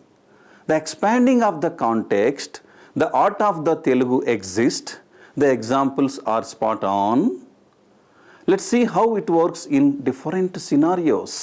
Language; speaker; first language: English; non-native, local second language; Telugu